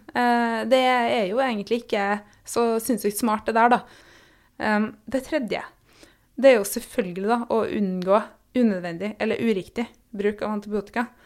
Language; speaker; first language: Norwegian; native; Norwegian